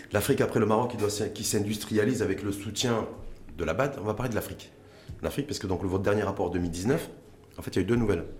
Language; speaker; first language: French; non-native, local second language; Arabic